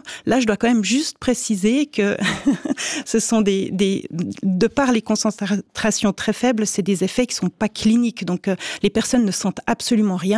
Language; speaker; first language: French; native; French